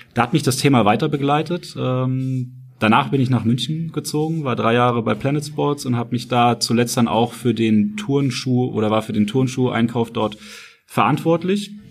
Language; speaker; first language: German; native; German